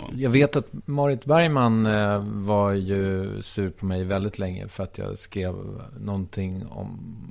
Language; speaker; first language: Swedish; native; Swedish